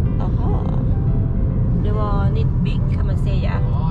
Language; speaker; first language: Swedish; non-native, learner; Thai